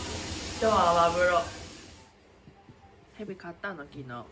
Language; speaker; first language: Japanese; native; Japanese